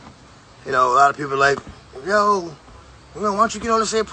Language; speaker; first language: English; native; English